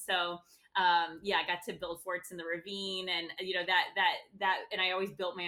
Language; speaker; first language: English; native; English